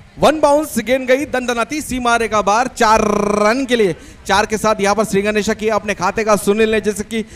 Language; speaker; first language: Hindi; non-native, local second language; Marathi